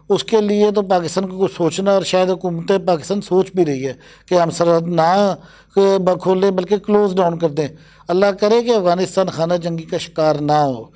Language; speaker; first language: Urdu; non-native, local second language; Punjabi